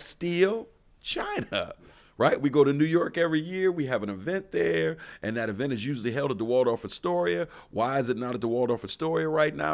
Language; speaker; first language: English; native; English